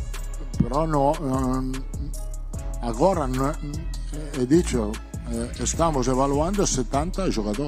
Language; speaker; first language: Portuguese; non-native, learner; Italian